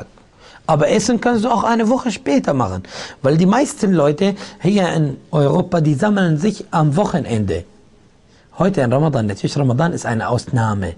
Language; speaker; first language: German; non-native, fluent; Arabic